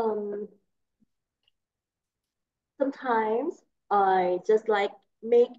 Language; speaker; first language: English; non-native, learner; Thai